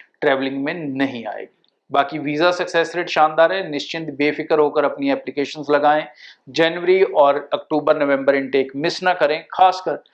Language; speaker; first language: Hindi; non-native, local second language; Punjabi